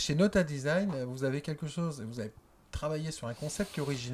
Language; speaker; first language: French; native; French